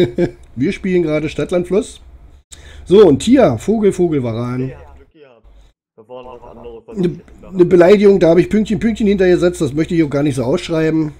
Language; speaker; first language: German; native; German